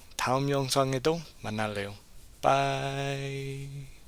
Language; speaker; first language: Korean; non-native, learner; English